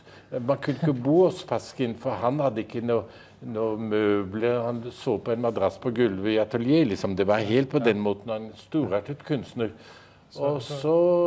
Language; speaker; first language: Norwegian; early bilingual, heritage; Norwegian